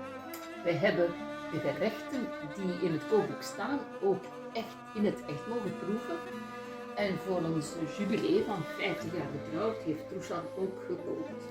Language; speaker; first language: Dutch; native; Dutch